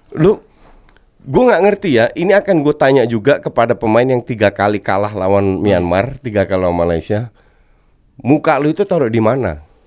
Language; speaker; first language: Indonesian; non-native, fluent; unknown